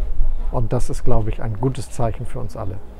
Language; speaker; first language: German; native; German